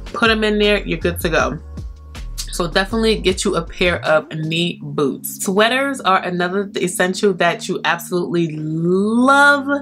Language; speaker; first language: English; native; English